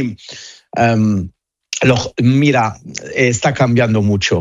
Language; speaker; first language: Spanish; non-native, fluent; Italian